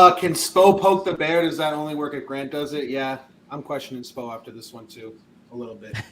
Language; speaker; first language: English; native; English